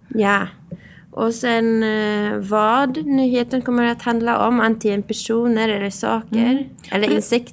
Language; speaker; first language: Swedish; non-native, fluent; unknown